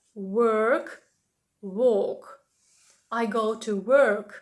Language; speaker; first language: English; non-native, fluent; Ukrainian